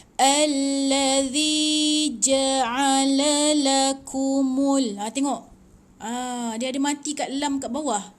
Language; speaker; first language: Malay; native; Malay